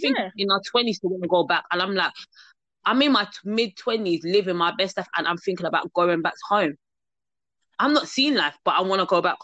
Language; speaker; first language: English; native; English